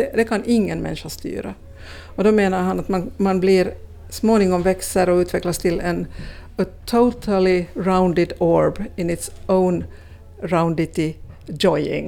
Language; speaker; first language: Swedish; native; Swedish